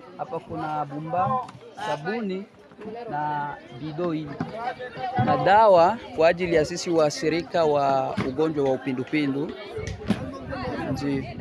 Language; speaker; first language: Swahili; native; Swahili